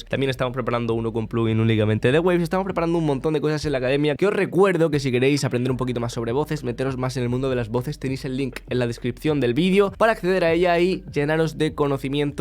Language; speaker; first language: Spanish; native; Spanish